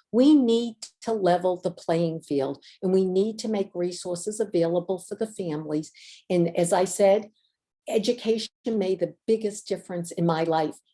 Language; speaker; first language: English; native; English